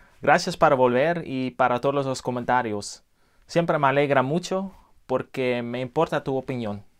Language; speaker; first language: Spanish; non-native, fluent; English